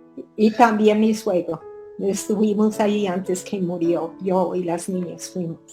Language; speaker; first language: Spanish; non-native, fluent; English